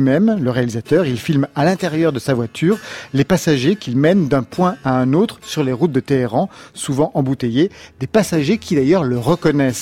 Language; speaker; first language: French; native; French